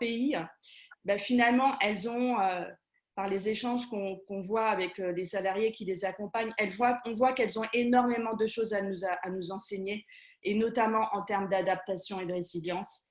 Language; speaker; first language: French; native; French